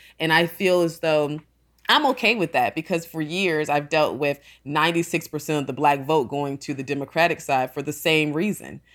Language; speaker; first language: English; native; English